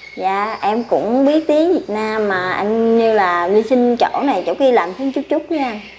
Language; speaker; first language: Vietnamese; early bilingual, heritage; Vietnamese